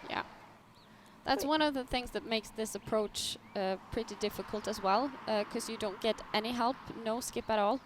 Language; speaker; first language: English; non-native, fluent; Norwegian